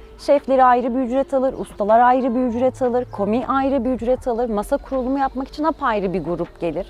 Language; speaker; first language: Turkish; early bilingual, heritage; Turkish